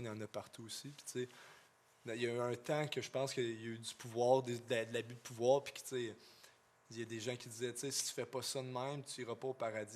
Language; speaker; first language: French; native; French